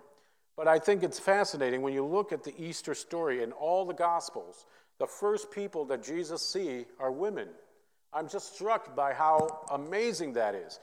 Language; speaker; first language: English; early bilingual, other home language; Vietnamese